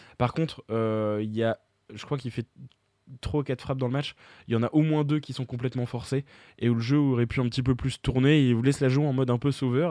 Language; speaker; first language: French; native; French